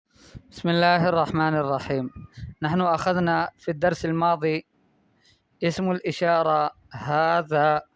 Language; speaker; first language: Arabic; non-native, fluent; Urdu